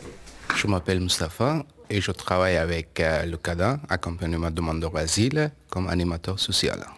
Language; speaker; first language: French; non-native, learner; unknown